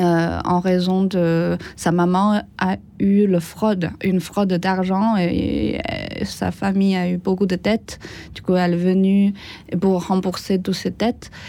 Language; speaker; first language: French; non-native, learner; Chinese